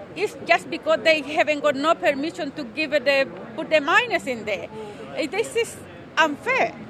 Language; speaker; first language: English; non-native, learner; Spanish